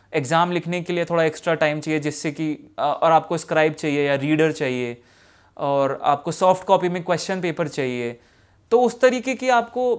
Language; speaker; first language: Hindi; native; Hindi